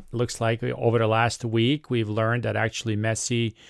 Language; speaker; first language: English; non-native, fluent; Serbian